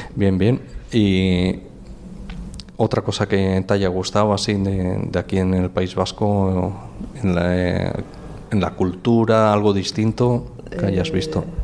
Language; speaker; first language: Spanish; native; Spanish